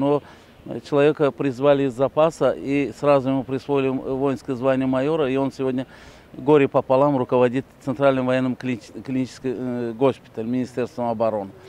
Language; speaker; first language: Russian; non-native, local second language; Azerbaijani